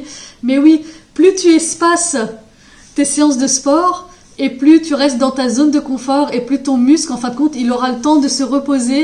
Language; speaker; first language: French; native; French